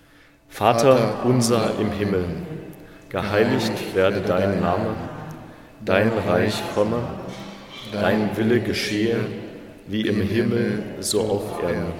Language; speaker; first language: German; native; German